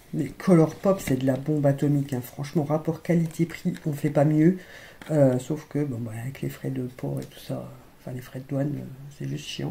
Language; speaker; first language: French; native; French